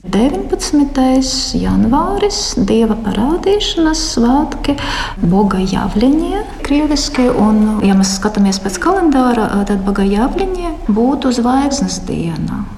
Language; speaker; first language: Latvian; non-native, local second language; Russian